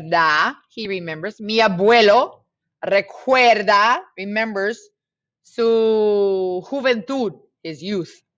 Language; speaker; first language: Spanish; non-native, fluent; English